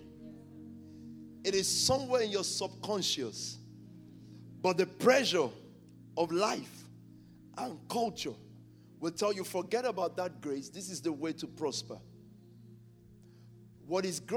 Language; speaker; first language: English; non-native, local second language; Yoruba